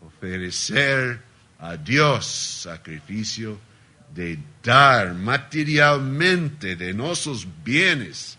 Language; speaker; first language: Spanish; non-native, learner; Portuguese